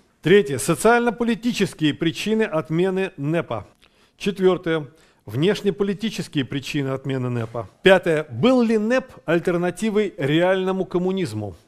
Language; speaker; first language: Russian; native; Russian